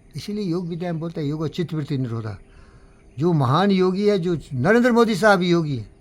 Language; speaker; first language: Hindi; non-native, local second language; Bangla